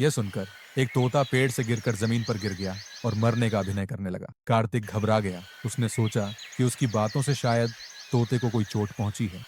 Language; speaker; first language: Hindi; native; Hindi